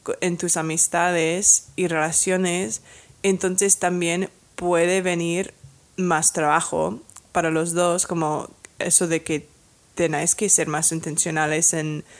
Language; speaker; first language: Spanish; non-native, fluent; English